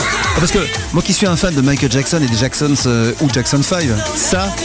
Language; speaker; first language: French; native; French